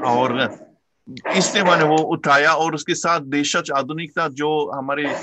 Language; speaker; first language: Hindi; non-native, fluent; German